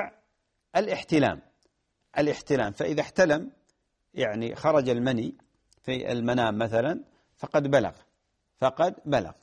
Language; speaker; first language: Arabic; native; Arabic